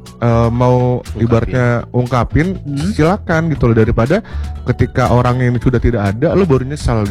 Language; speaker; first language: Indonesian; native; Indonesian